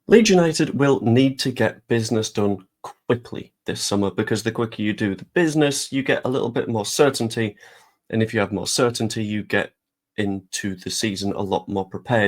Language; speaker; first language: English; native; English